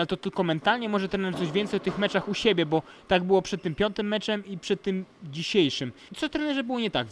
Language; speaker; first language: Polish; native; Polish